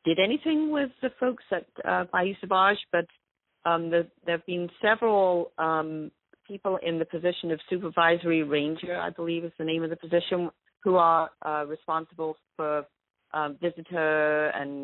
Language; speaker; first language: English; native; English